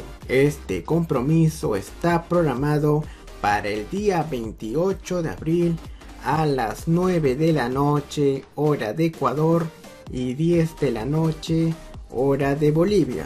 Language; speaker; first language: Spanish; native; Spanish